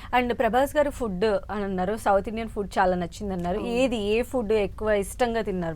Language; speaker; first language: Telugu; native; Telugu